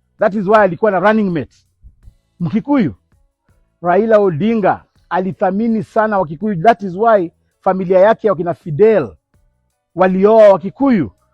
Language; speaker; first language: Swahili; non-native, local second language; Luyia